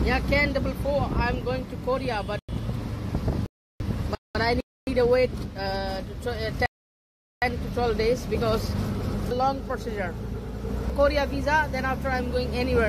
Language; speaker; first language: English; non-native, learner; Hindi